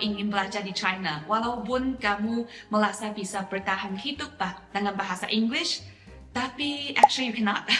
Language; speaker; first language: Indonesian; non-native, fluent; Chinese